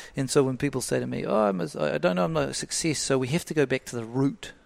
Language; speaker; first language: English; native; English